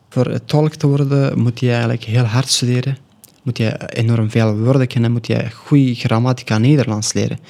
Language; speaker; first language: Dutch; non-native, learner; Pashto